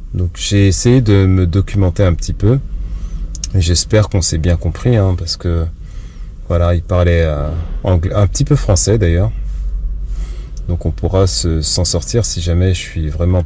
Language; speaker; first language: French; native; French